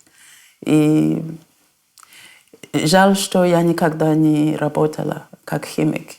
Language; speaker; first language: Russian; non-native, fluent; North Ndebele